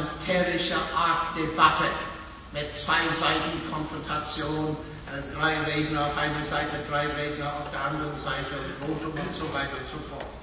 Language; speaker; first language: German; non-native, fluent; English